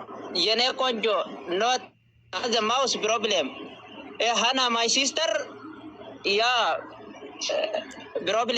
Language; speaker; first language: English; non-native, learner; Oromo